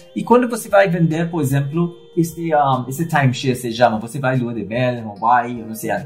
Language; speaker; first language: Portuguese; non-native, fluent; English